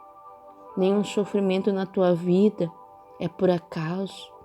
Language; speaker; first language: Portuguese; native; Portuguese